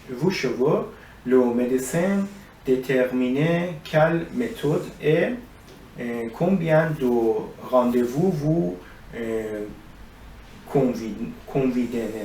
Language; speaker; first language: French; non-native, learner; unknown